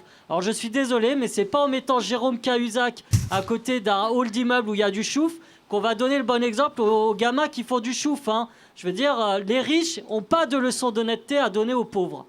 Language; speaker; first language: French; native; French